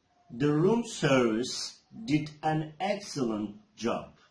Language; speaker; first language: English; non-native, fluent; Turkish